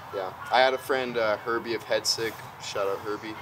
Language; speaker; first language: English; native; English